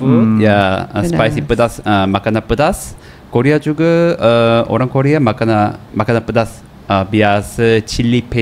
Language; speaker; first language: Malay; non-native, learner; Korean